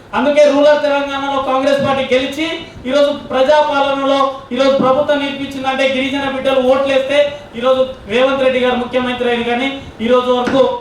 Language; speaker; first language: Telugu; non-native, local second language; Lambadi